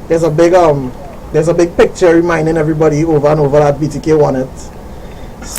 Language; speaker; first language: English; native; English